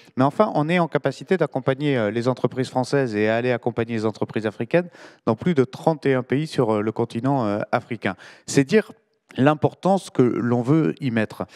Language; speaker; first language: French; native; French